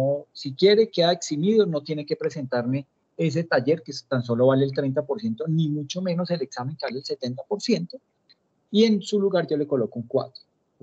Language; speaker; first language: Spanish; native; Spanish